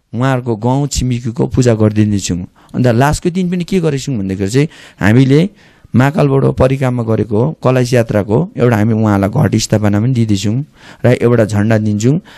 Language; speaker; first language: Nepali; native; Nepali